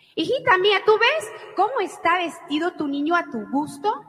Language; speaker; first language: Spanish; early bilingual, heritage; Spanish